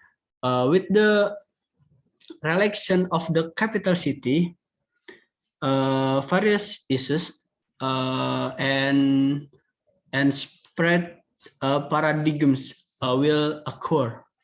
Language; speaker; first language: English; non-native, learner; Indonesian